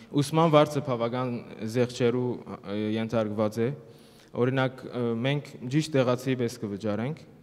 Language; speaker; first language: Armenian; early bilingual, heritage; Armenian